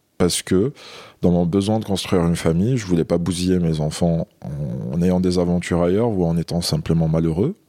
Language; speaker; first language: French; non-native, local second language; Kabyle